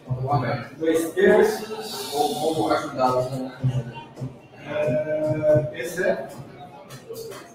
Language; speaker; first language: Portuguese; native; Portuguese